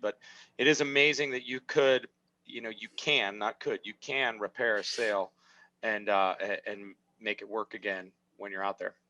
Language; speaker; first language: English; native; English